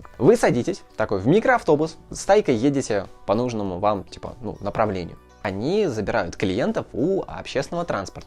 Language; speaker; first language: Russian; native; Russian